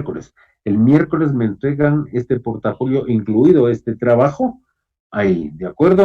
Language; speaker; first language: Spanish; native; Spanish